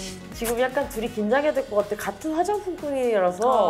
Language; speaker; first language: Korean; native; Korean